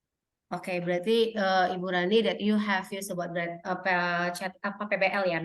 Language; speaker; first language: English; non-native, learner; Indonesian